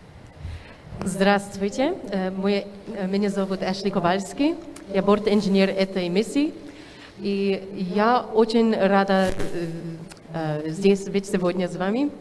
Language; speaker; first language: Russian; non-native, fluent; English